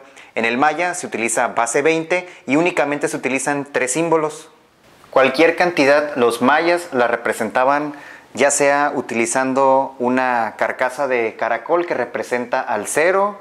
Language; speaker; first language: Spanish; native; Spanish